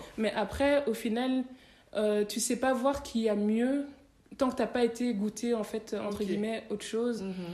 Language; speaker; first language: French; native; French